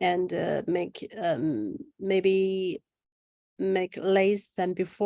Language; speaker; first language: English; non-native, learner; Chinese